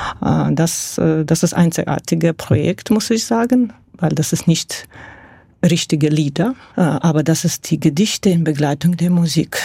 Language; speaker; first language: German; non-native, fluent; Russian